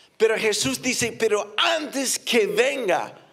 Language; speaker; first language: Spanish; non-native, fluent; English